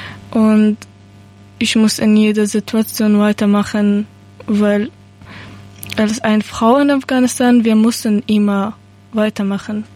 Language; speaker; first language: German; non-native, learner; Persian